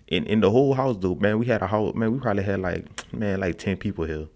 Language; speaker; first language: English; native; English